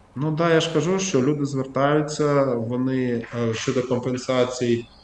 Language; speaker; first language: Ukrainian; native; Ukrainian